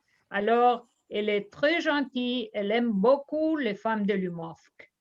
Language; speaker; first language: French; non-native, fluent; Spanish